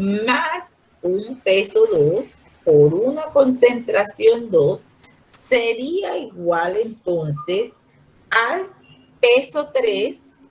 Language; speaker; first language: Spanish; native; Spanish